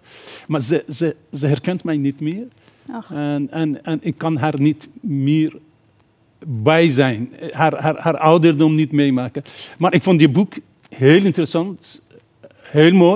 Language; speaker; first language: Dutch; non-native, fluent; Persian